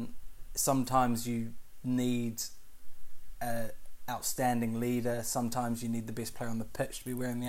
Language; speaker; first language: English; native; English